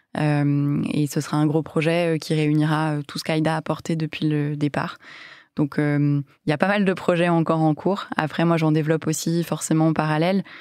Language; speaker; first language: French; native; French